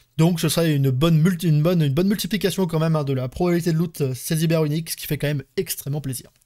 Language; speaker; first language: French; native; French